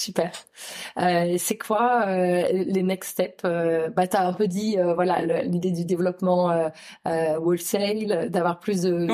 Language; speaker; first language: French; native; French